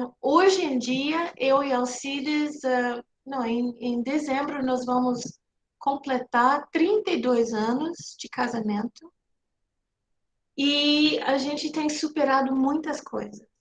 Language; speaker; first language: Portuguese; non-native, fluent; English